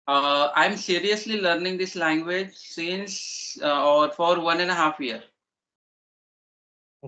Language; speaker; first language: English; non-native, learner; Marathi